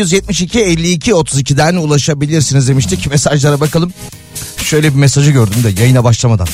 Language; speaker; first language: Turkish; native; Turkish